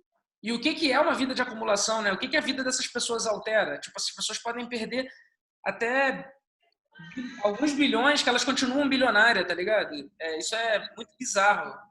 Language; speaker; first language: Portuguese; native; Portuguese